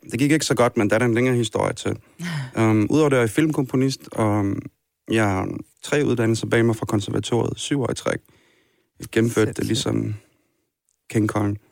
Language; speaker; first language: Danish; early bilingual, other home language; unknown